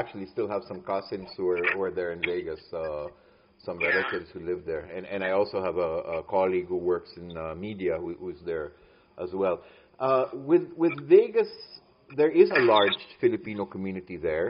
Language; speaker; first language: English; non-native, local second language; Filipino